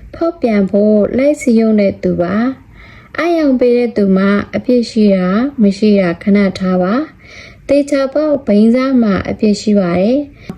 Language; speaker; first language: Burmese; non-native, local second language; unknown